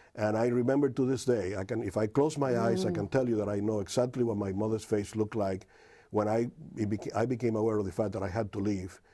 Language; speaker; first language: English; non-native, fluent; Spanish